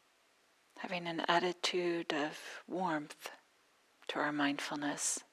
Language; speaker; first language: English; native; English